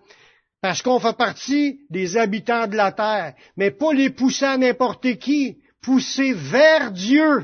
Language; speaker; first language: French; native; French